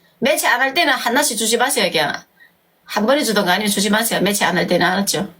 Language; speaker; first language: Korean; native; Korean